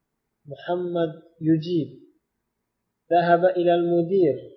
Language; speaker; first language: Arabic; non-native, fluent; Uzbek